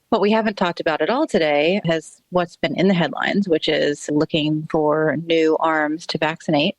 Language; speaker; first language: English; native; English